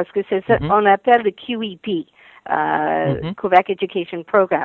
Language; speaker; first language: French; non-native, fluent; English